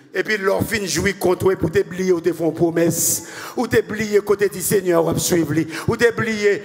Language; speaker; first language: French; non-native, local second language; Haitian Creole